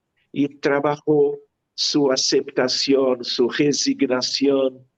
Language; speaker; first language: Spanish; non-native, fluent; Portuguese